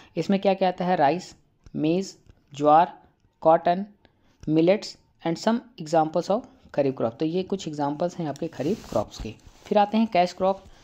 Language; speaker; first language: Hindi; native; Hindi